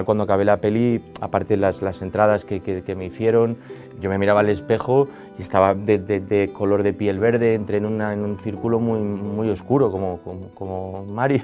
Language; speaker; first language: Spanish; native; Spanish